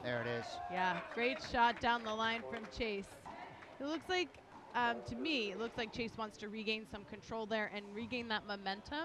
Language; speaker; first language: English; native; English